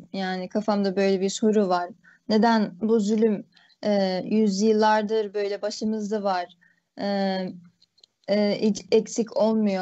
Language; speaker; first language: Turkish; early bilingual, other home language; Uyghur